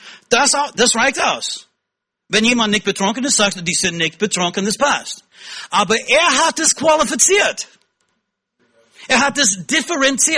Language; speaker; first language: German; non-native, fluent; English